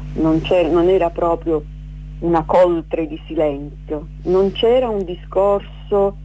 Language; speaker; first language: Italian; early bilingual, other home language; Armenian